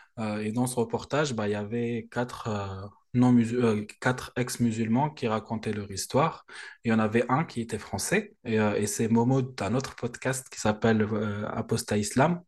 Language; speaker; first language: French; non-native, local second language; Arabic